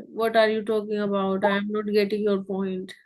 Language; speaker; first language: English; non-native, local second language; Hindi